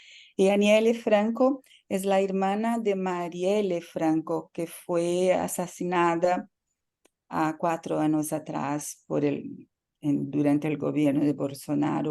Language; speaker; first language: Spanish; non-native, fluent; Portuguese